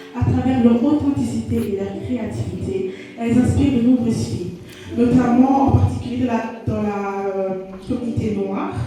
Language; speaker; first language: French; native; French